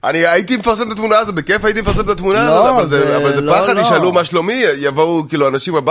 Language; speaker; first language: Hebrew; native; Hebrew